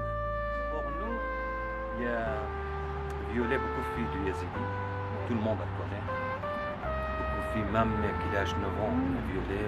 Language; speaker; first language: French; non-native, learner; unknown